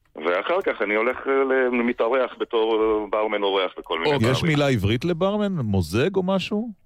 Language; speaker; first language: Hebrew; native; Hebrew